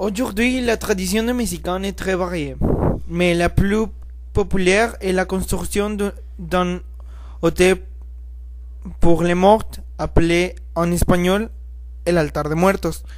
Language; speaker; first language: French; non-native, learner; Spanish